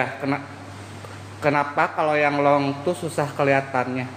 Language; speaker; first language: Indonesian; native; Indonesian